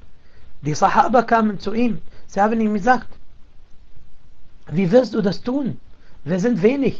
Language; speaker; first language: German; non-native, fluent; Arabic